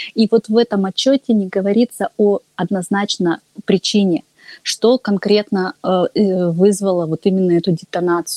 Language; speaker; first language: Russian; native; Russian